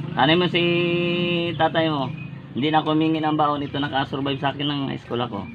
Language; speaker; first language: Filipino; non-native, local second language; Cebuano